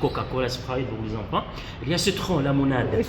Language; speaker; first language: French; non-native, local second language; Arabic